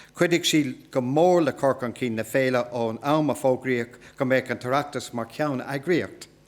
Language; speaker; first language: Irish; non-native, local second language; English